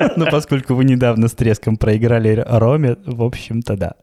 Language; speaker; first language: Russian; native; Russian